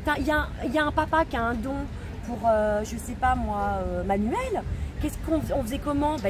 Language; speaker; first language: French; native; French